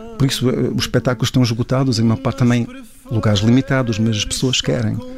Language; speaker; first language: Portuguese; early bilingual, heritage; Portuguese